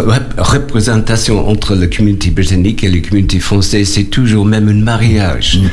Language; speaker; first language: French; non-native, learner; English